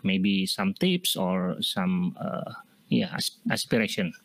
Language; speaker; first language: English; non-native, fluent; Indonesian